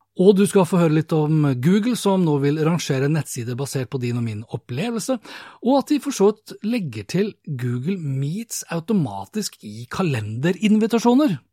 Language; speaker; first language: Norwegian; native; Norwegian